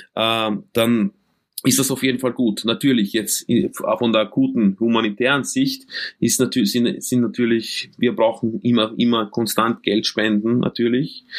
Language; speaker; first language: German; early bilingual, other home language; Croatian